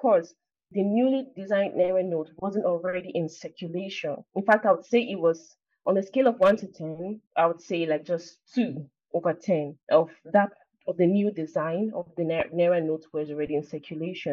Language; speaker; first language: English; non-native, local second language; Igbo